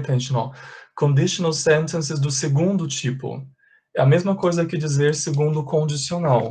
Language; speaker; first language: Portuguese; native; Portuguese